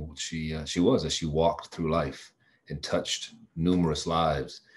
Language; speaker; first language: English; native; English